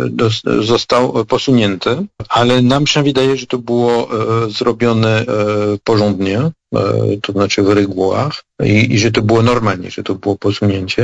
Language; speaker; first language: Polish; non-native, fluent; French